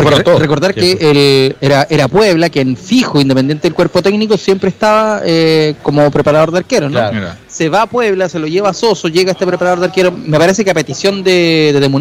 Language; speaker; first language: Spanish; native; Spanish